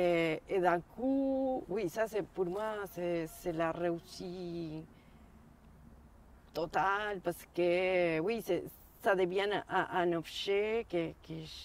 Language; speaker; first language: French; non-native, fluent; Spanish